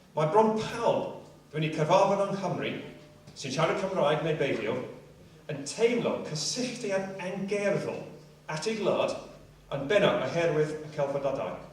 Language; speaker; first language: Welsh; non-native, local second language; English